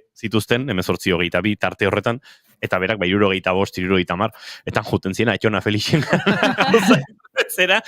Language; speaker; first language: Basque; non-native, local second language; Spanish